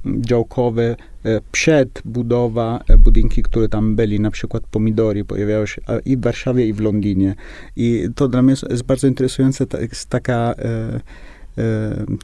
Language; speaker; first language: Polish; non-native, learner; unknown